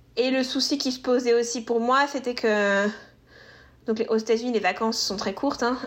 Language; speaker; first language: French; native; French